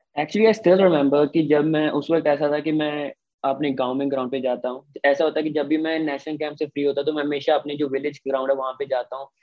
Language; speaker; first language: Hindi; non-native, local second language; Punjabi